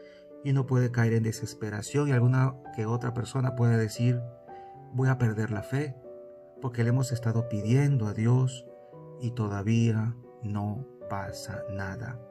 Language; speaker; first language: Spanish; native; Spanish